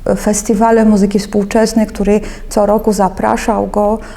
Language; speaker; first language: Polish; early bilingual, other home language; Russian